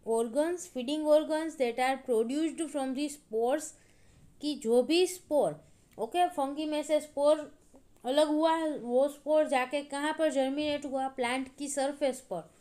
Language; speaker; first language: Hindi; non-native, local second language; Gujarati